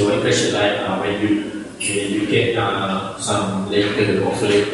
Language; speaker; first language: English; non-native, learner; Malay